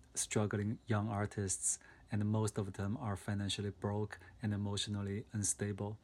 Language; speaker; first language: English; non-native, fluent; Chinese